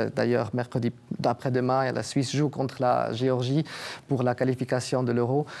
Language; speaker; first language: French; native; French